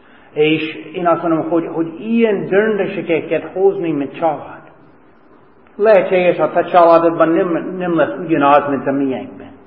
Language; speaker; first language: Hungarian; non-native, fluent; English